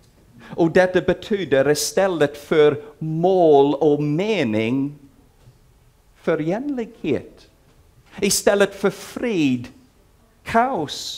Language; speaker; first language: Swedish; non-native, fluent; English